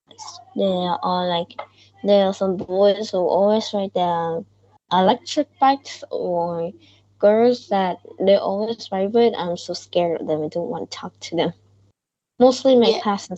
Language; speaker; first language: English; non-native, learner; Vietnamese